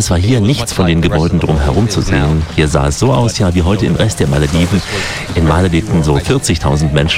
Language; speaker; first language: German; native; German